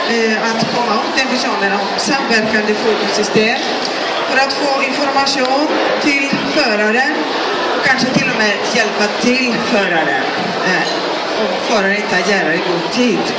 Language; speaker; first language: Swedish; non-native, fluent; Greek